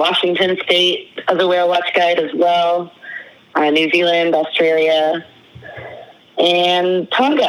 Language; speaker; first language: English; native; English